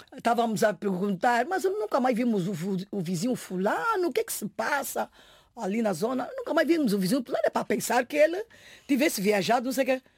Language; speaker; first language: Portuguese; native; Portuguese